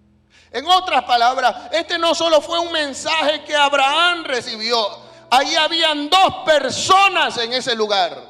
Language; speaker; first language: Spanish; native; Spanish